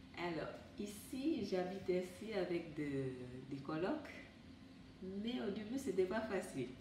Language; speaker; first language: French; non-native, fluent; Portuguese